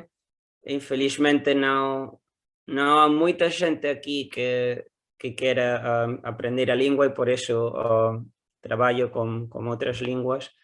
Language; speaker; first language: Portuguese; non-native, learner; Spanish